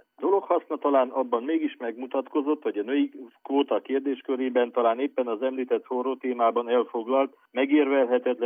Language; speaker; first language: Hungarian; native; Hungarian